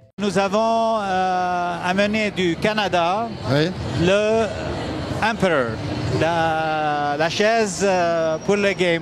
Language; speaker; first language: French; non-native, fluent; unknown